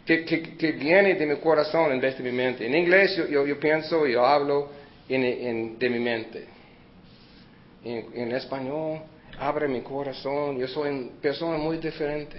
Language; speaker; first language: Spanish; early bilingual, heritage; Spanish